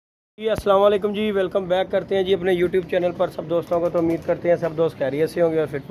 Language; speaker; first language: Hindi; non-native, local second language; Punjabi